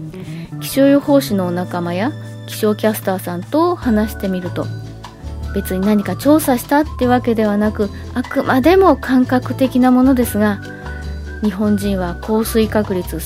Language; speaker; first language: Japanese; native; Japanese